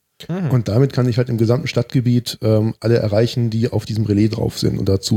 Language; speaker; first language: German; native; German